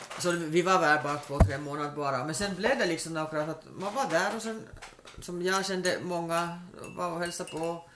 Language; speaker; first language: Swedish; non-native, local second language; Finnish